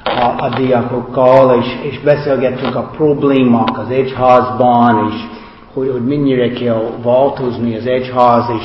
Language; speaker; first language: Hungarian; non-native, fluent; English